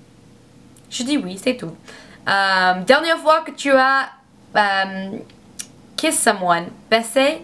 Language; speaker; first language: French; non-native, learner; English